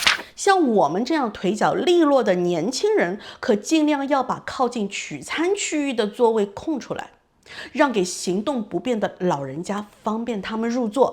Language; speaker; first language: Chinese; native; Chinese